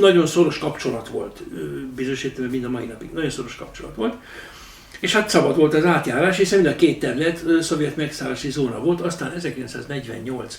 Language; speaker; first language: Hungarian; native; Hungarian